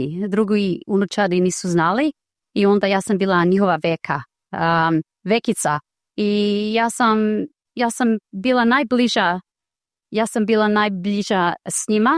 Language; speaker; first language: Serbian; early bilingual, heritage; Croatian